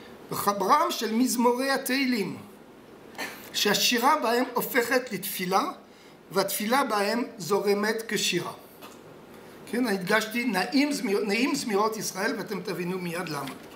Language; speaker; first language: Hebrew; non-native, fluent; French